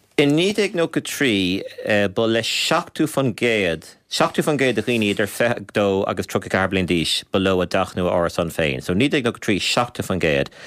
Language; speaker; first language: Irish; native; Irish